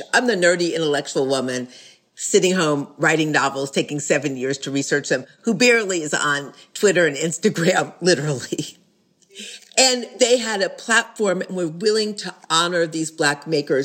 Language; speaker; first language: English; native; English